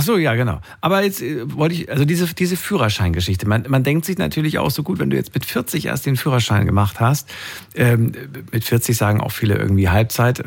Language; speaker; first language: German; native; German